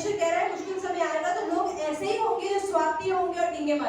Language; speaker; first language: Hindi; native; Hindi